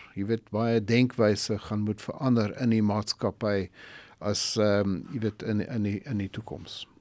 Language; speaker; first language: Afrikaans; non-native, local second language; English